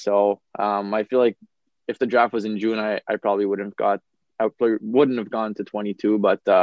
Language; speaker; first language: English; native; English